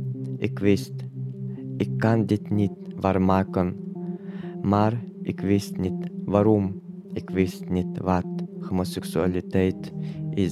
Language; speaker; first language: Dutch; non-native, learner; Chechen